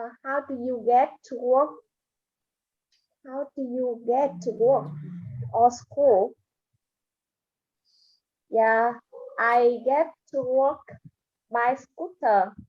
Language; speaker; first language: English; non-native, learner; Vietnamese